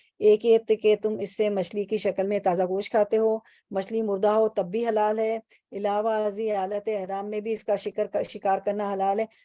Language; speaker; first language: Urdu; native; Urdu